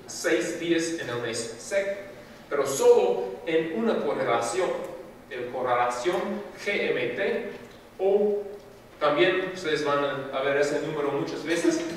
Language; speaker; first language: Spanish; non-native, fluent; English